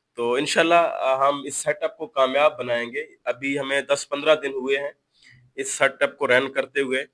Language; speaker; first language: Urdu; non-native, local second language; Baluchi